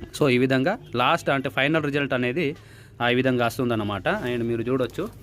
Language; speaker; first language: Telugu; non-native, local second language; Gondi